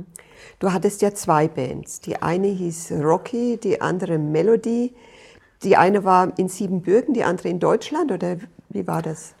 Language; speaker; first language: German; native; German